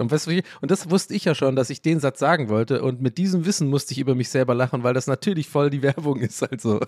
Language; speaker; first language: German; early bilingual, other home language; English